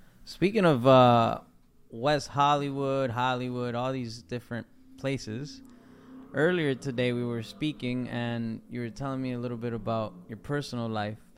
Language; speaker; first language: English; native; English